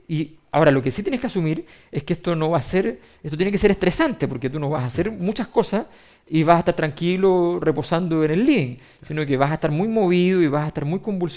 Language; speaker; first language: Spanish; native; Spanish